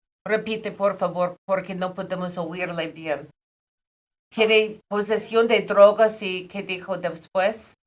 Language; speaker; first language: Spanish; non-native, fluent; English